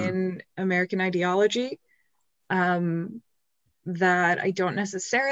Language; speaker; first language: English; native; English